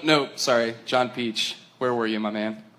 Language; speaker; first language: English; native; English